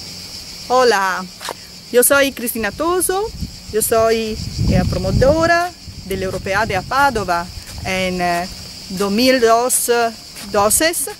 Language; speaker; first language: Spanish; non-native, learner; Italian